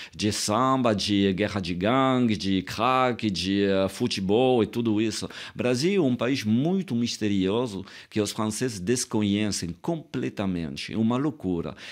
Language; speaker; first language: Portuguese; non-native, fluent; French